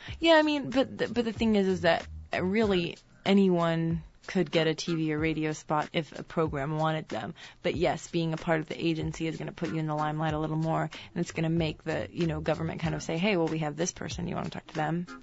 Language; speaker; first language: English; native; English